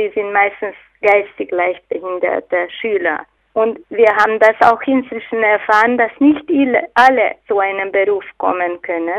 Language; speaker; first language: German; non-native, fluent; Hungarian